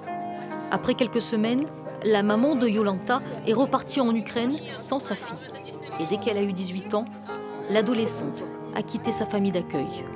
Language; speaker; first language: French; native; French